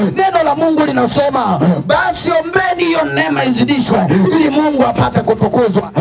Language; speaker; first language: Swahili; native; Swahili